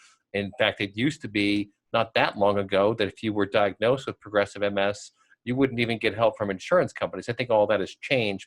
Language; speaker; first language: English; native; English